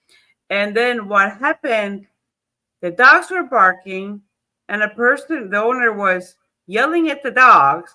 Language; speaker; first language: English; non-native, fluent; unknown